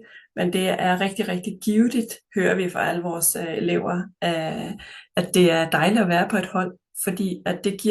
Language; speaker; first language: Danish; native; Danish